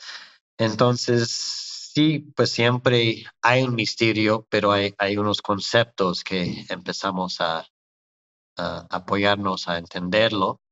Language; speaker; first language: Spanish; non-native, fluent; English